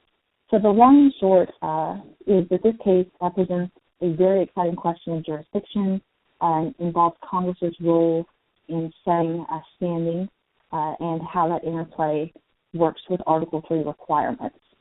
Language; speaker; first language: English; native; English